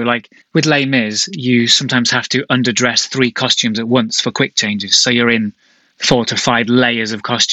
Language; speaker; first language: English; native; English